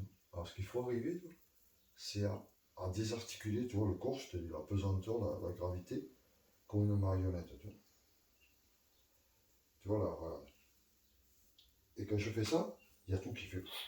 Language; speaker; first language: French; native; French